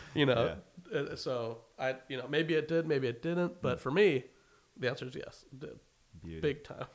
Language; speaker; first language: English; native; English